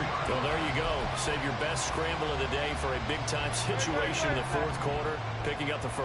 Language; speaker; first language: English; native; English